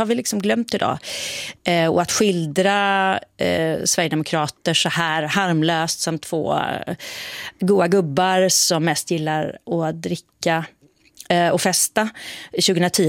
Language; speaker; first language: Swedish; native; Swedish